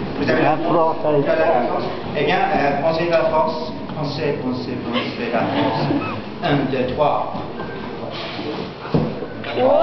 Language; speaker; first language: French; non-native, learner; English